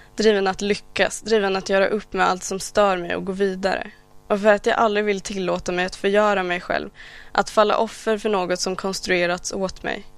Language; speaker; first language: Swedish; early bilingual, other home language; Arabic